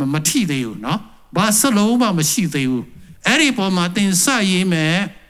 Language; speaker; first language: Burmese; non-native, local second language; Tedim Chin